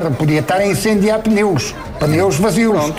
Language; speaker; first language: Portuguese; native; Portuguese